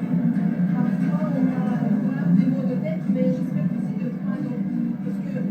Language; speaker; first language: French; non-native, fluent; Russian